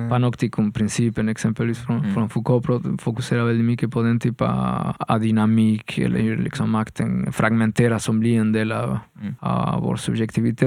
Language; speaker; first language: Swedish; non-native, fluent; Spanish